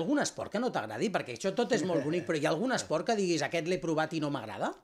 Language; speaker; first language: Catalan; native; Catalan